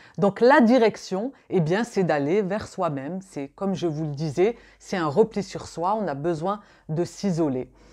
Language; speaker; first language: French; native; French